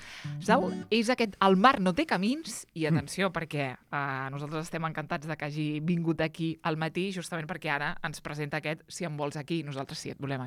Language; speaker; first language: Catalan; native; Catalan